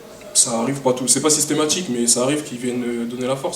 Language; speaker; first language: French; native; French